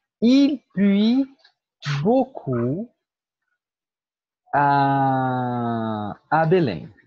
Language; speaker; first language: French; non-native, fluent; Portuguese